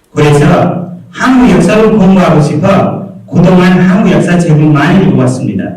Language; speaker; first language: Korean; non-native, fluent; Nepali